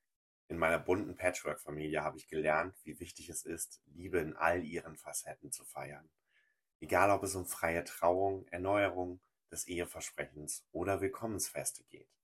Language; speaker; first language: German; native; German